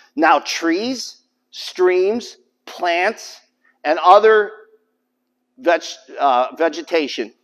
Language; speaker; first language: English; native; English